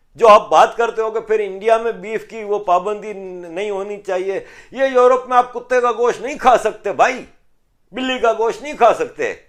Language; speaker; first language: Urdu; native; Urdu